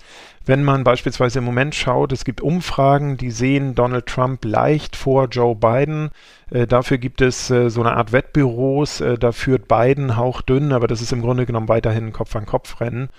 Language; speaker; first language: German; native; German